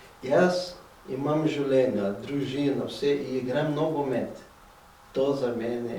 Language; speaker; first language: Slovenian; non-native, fluent; Portuguese